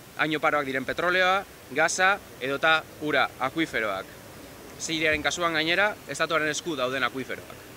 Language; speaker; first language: Basque; native; Basque